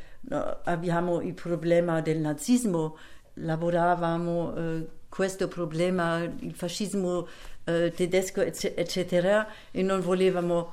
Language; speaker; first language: Italian; non-native, fluent; German